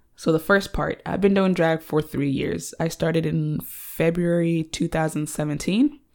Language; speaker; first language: English; early bilingual, other home language; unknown